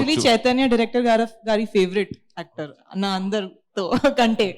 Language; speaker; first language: Telugu; non-native, local second language; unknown